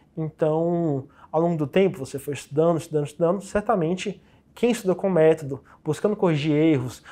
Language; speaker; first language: Portuguese; native; Portuguese